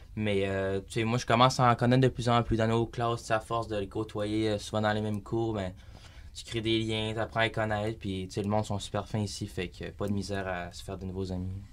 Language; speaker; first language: French; native; French